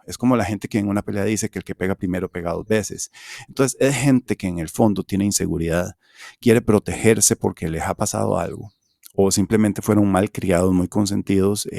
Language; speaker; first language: Spanish; native; Spanish